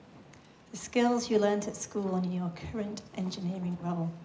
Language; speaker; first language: English; native; English